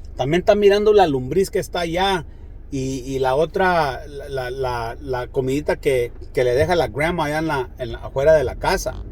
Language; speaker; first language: Spanish; early bilingual, heritage; Spanish